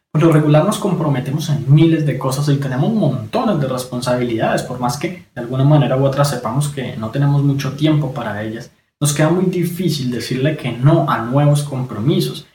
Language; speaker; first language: Spanish; native; Spanish